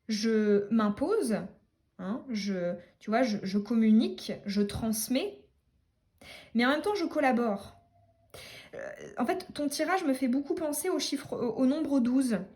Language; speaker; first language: French; native; French